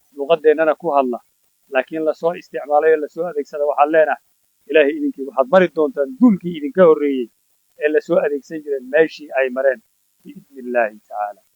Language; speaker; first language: Somali; native; Somali